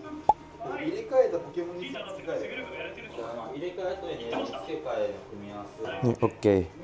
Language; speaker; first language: Japanese; non-native, learner; English